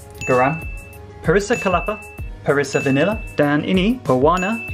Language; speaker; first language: Indonesian; non-native, fluent; English